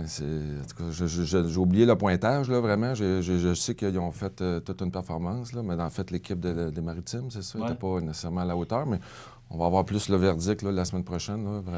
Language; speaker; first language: French; native; French